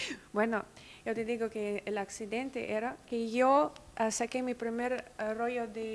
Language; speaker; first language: Spanish; non-native, fluent; Russian